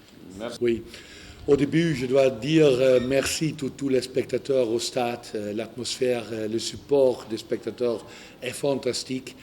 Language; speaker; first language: French; non-native, learner; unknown